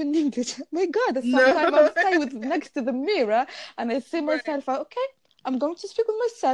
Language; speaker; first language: English; non-native, fluent; Arabic